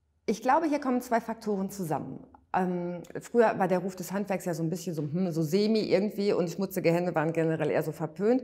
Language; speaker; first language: German; native; German